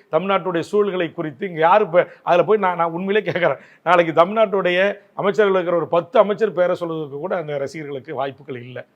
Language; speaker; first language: Tamil; native; Tamil